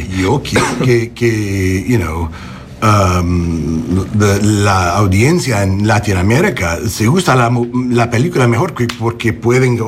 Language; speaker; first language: Spanish; non-native, learner; English